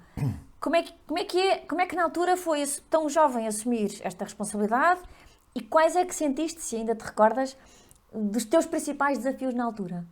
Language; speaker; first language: Portuguese; native; Portuguese